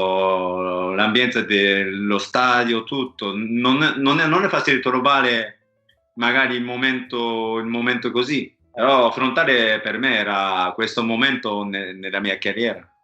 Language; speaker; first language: Italian; non-native, learner; Japanese